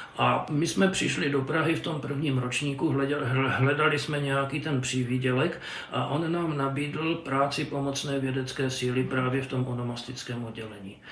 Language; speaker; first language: Czech; native; Czech